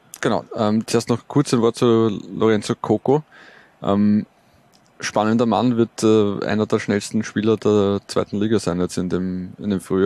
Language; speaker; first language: German; native; German